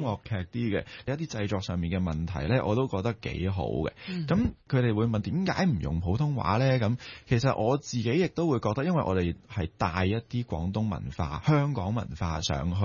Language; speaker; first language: Cantonese; native; Cantonese